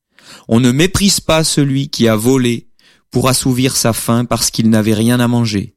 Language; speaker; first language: French; native; French